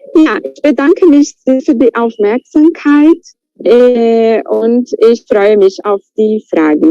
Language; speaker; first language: German; non-native, fluent; Portuguese